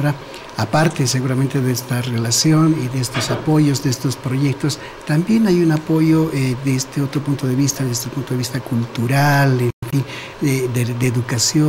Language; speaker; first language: Spanish; native; Spanish